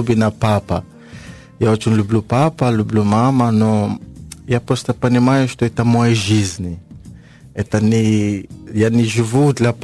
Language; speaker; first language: Russian; non-native, learner; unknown